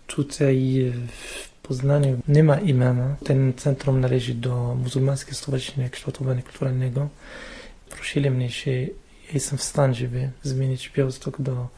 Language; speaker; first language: Polish; non-native, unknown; Arabic